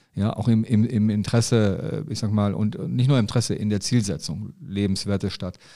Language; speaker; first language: German; native; German